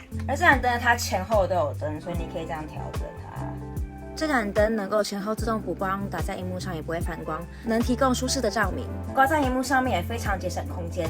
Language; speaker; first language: Chinese; native; Chinese